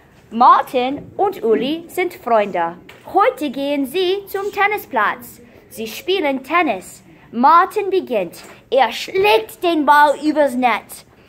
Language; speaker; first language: German; non-native, fluent; English